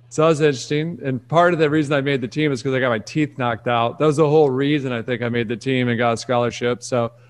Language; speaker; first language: English; native; English